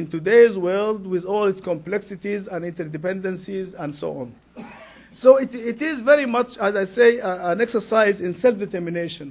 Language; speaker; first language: English; non-native, fluent; Arabic